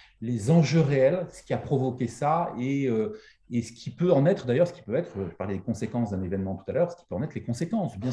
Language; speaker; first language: French; native; French